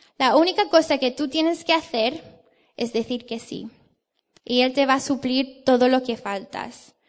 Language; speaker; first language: Spanish; non-native, fluent; English